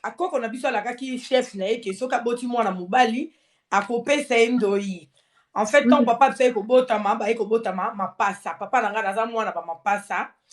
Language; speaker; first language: Lingala; native; Lingala